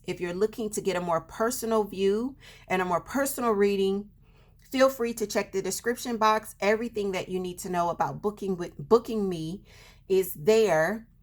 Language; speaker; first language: English; native; English